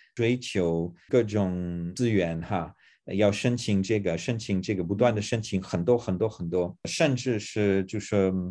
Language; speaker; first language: Chinese; non-native, fluent; English